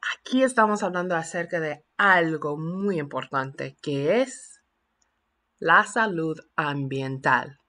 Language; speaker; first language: Spanish; non-native, fluent; English